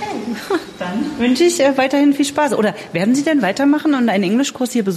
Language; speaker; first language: German; native; German